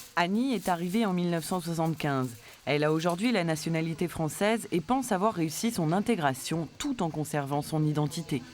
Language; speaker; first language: French; native; French